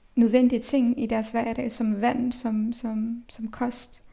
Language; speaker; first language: Danish; early bilingual, other home language; Persian